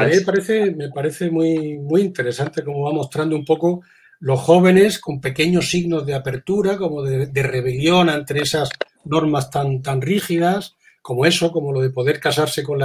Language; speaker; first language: Spanish; native; Spanish